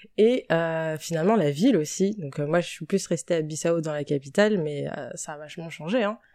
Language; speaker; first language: French; early bilingual, other home language; Upper Guinea Crioulo